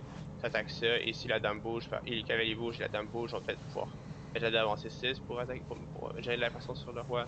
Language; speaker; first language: French; native; French